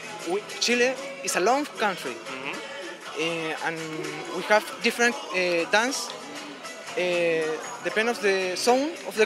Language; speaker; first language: English; non-native, learner; Spanish